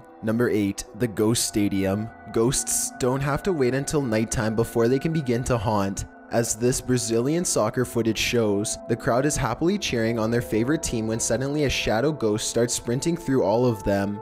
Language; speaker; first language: English; native; English